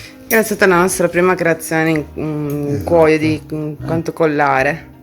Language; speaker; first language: Italian; native; Italian